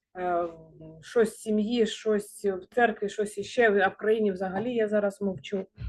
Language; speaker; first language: Ukrainian; non-native, local second language; Russian